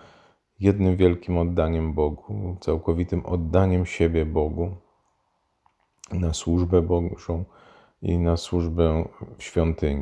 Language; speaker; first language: Polish; native; Polish